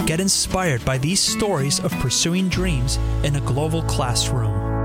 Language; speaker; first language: English; non-native, fluent; Spanish